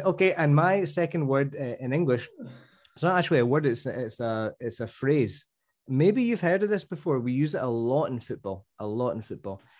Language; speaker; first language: English; native; English